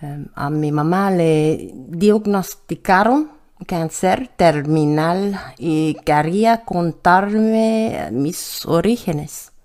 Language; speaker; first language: Spanish; non-native, learner; English